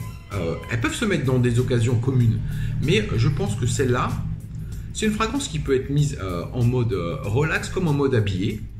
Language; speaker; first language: French; native; French